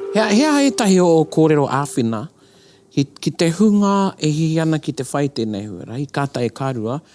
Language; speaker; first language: Māori; non-native, local second language; English